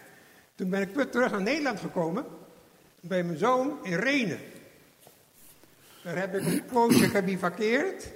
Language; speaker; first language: Dutch; non-native, fluent; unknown